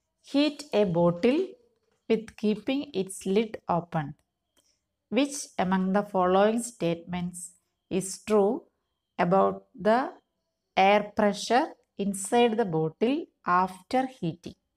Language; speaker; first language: English; non-native, local second language; Malayalam